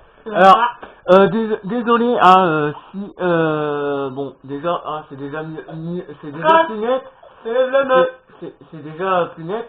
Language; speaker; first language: French; native; French